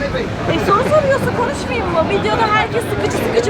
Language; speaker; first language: Turkish; native; Turkish